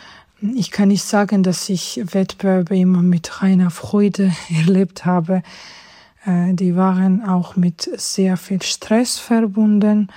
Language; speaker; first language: German; non-native, fluent; Georgian